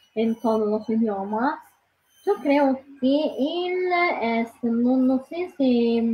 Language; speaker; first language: Spanish; non-native, learner; Italian